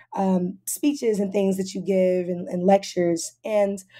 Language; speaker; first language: English; native; English